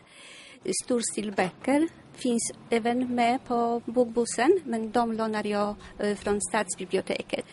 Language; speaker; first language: Swedish; non-native, fluent; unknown